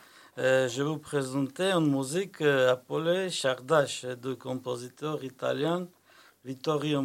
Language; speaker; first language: French; non-native, learner; Kurdish